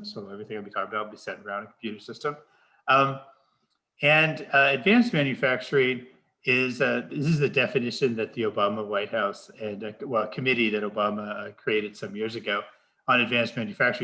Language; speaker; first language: English; native; English